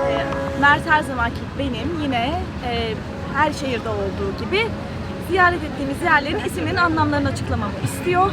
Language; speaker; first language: Turkish; native; Turkish